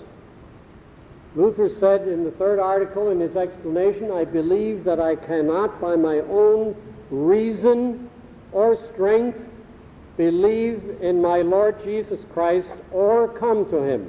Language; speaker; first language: English; early bilingual, other home language; German